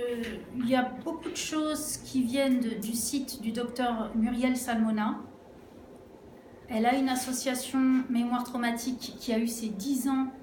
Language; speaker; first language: French; native; French